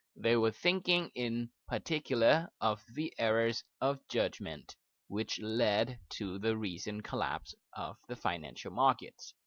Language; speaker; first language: English; non-native, fluent; Thai